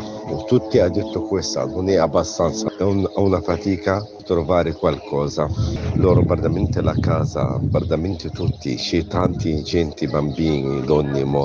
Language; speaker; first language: Italian; non-native, learner; Arabic